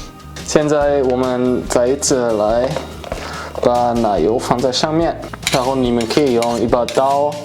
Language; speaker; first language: Chinese; non-native, fluent; German